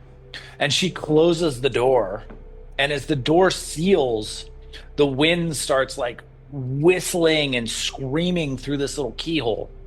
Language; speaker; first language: English; native; English